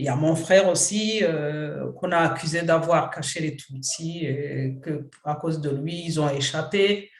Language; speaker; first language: French; non-native, local second language; Kinyarwanda